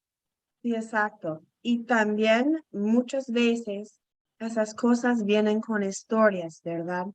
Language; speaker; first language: Spanish; non-native, fluent; English